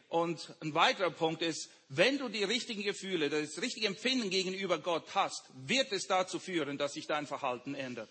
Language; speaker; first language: German; native; German